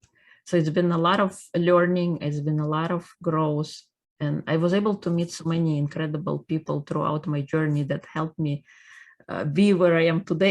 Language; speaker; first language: English; non-native, fluent; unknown